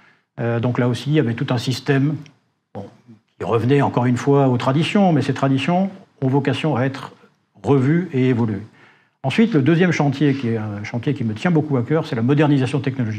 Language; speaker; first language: French; native; French